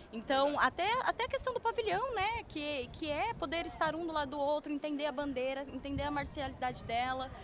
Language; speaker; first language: Portuguese; native; Portuguese